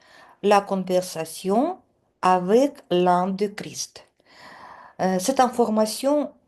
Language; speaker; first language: French; non-native, fluent; Russian